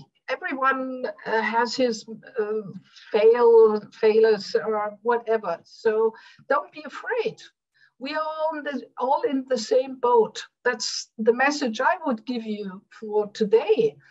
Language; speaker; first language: English; non-native, fluent; German